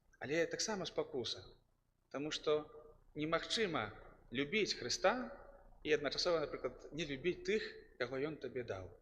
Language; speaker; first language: Belarusian; native; Belarusian